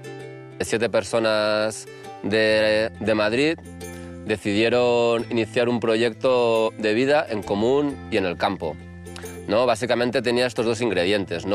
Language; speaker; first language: Spanish; native; Spanish